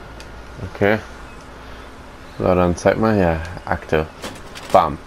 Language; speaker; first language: German; native; German